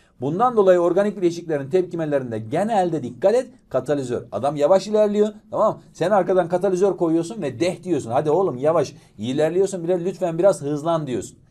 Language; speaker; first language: Turkish; native; Turkish